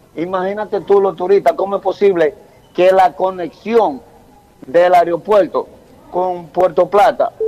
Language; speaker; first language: Spanish; native; Spanish